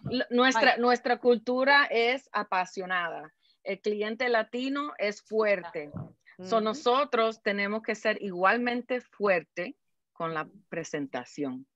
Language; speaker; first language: Spanish; early bilingual, other home language; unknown